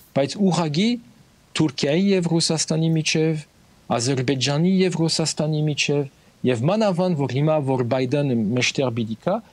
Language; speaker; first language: Armenian; early bilingual, heritage; Armenian